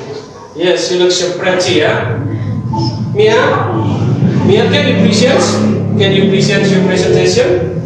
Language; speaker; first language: English; non-native, learner; Indonesian